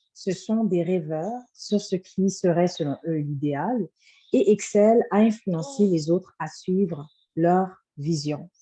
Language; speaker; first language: French; native; French